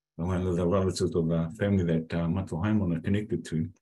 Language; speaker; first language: English; native; English